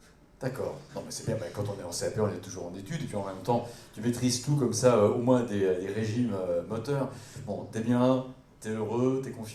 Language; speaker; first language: French; native; French